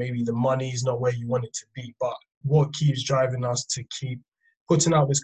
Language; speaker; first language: English; non-native, local second language; Akan